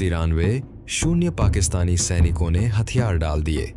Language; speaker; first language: Hindi; native; Hindi